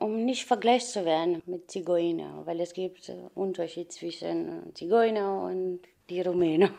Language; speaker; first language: German; non-native, fluent; Romanian